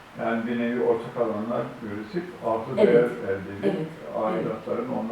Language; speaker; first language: Turkish; native; Turkish